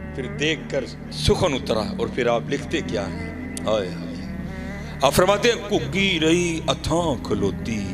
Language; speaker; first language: Urdu; non-native, local second language; Punjabi